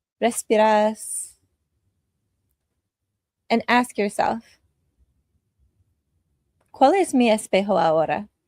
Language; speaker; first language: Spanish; non-native, learner; English